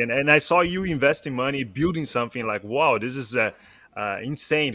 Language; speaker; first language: English; non-native, fluent; Portuguese